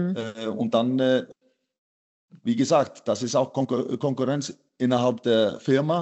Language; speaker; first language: German; non-native, fluent; Icelandic